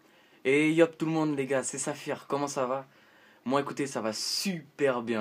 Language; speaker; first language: French; native; French